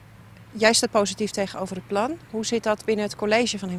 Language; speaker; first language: Dutch; native; Dutch